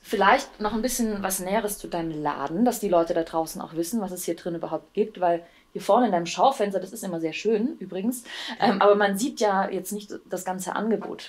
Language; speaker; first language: German; native; German